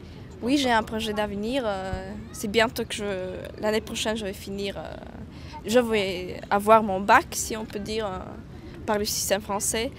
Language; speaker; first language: French; non-native, fluent; Latvian